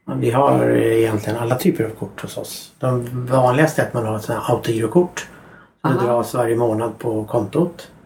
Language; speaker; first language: Swedish; native; Swedish